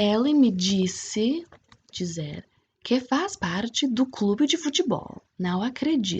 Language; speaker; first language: Portuguese; non-native, fluent; English